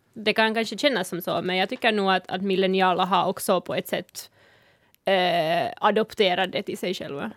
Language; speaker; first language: Swedish; non-native, local second language; Northern Sami